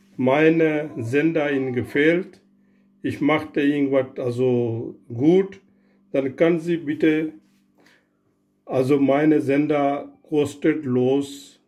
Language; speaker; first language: German; non-native, learner; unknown